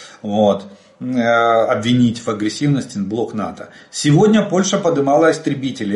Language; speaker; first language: Russian; native; Russian